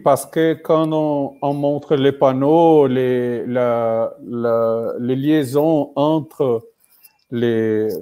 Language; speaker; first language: French; non-native, learner; Portuguese